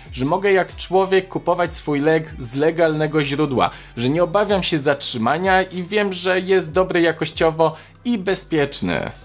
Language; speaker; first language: Polish; native; Polish